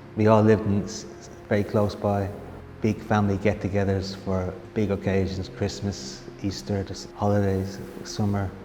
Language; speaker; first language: English; native; English